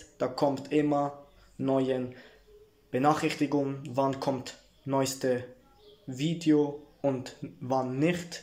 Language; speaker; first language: German; early bilingual, heritage; Italian